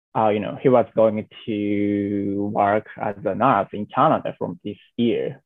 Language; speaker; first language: English; non-native, learner; Japanese